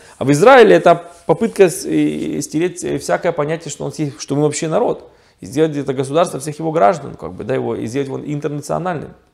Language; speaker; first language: Russian; early bilingual, heritage; Russian